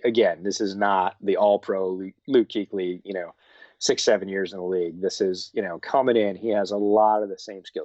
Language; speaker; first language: English; native; English